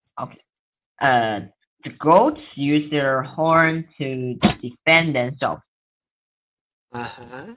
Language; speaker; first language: English; non-native, learner; Chinese